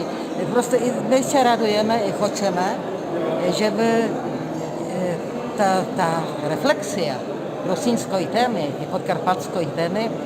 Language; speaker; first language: Czech; non-native, learner; Rusyn